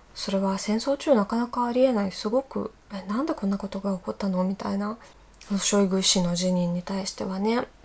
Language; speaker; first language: Japanese; non-native, fluent; Russian